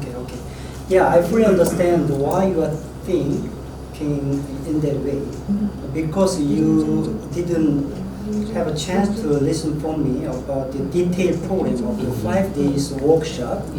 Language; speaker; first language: English; non-native, fluent; Korean